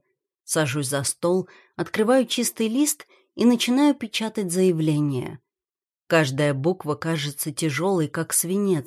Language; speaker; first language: Russian; native; Russian